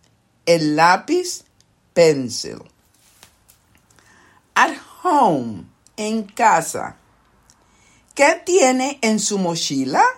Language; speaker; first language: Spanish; non-native, fluent; English